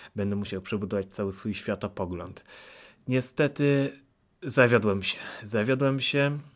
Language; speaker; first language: Polish; native; Polish